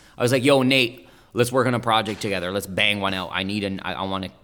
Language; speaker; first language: English; non-native, fluent; German